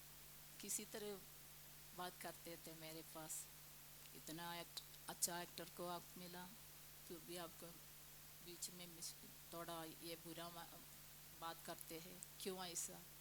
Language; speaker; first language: Hindi; non-native, local second language; Malayalam